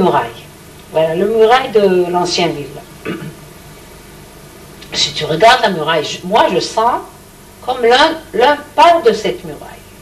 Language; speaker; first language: French; non-native, learner; Hebrew